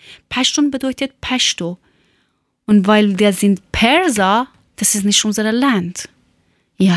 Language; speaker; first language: German; non-native, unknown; Persian